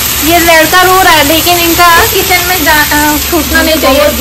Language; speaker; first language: Hindi; native; Hindi